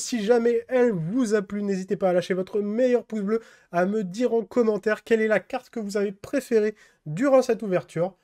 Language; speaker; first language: French; native; French